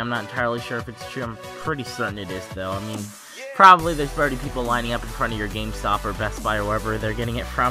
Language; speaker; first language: English; native; English